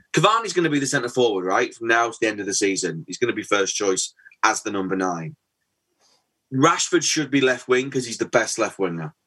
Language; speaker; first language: English; native; English